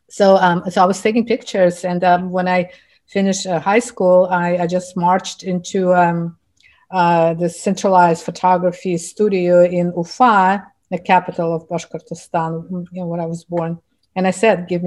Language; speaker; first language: English; non-native, fluent; Russian